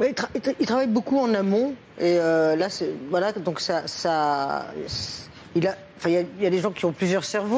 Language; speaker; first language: French; native; French